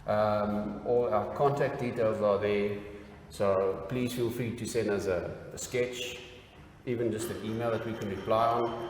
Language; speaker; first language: English; non-native, local second language; Afrikaans